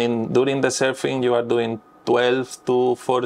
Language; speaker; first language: English; non-native, fluent; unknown